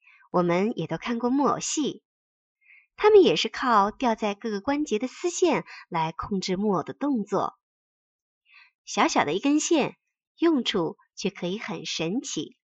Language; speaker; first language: Chinese; native; Chinese